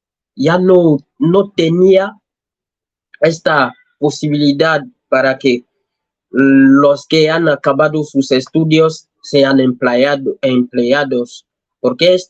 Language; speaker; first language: Spanish; non-native, learner; French